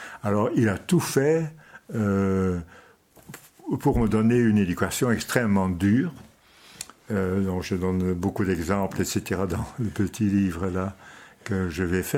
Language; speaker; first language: French; native; French